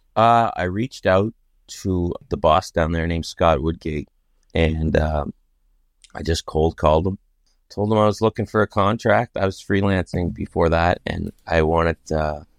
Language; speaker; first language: English; native; English